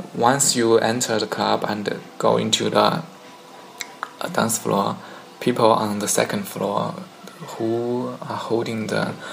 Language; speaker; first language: English; non-native, fluent; Chinese